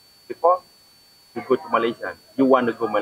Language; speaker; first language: English; non-native, learner; Indonesian